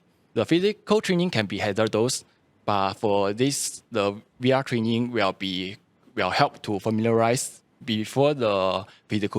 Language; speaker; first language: English; non-native, local second language; Chinese